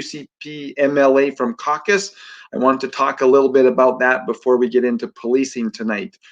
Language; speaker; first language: English; native; English